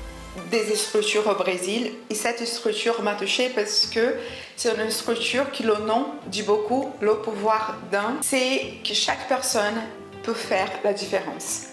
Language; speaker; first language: French; non-native, fluent; Portuguese